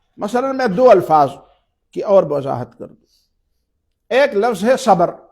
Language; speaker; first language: Urdu; non-native, local second language; Pashto